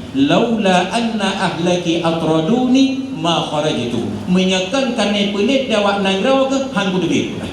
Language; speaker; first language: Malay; non-native, local second language; Achinese